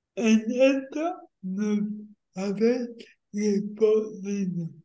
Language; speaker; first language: Spanish; native; Spanish